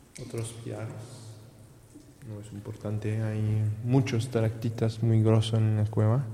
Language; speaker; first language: Spanish; non-native, learner; French